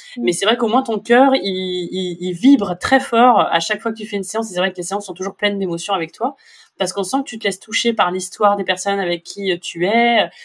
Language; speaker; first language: French; native; French